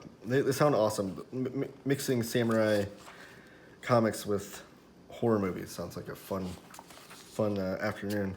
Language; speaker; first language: English; native; English